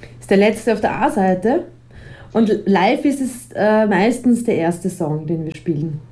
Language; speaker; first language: German; native; German